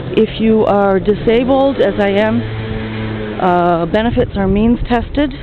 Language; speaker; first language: English; native; English